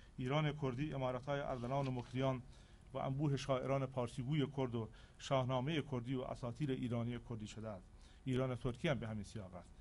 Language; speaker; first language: Persian; non-native, local second language; Central Kurdish